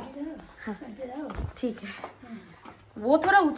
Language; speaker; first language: Hindi; non-native, local second language; Bangla